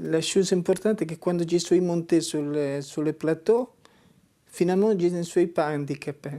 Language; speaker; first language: French; non-native, learner; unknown